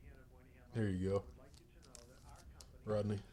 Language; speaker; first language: English; native; English